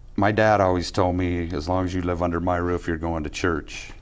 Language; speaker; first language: English; native; English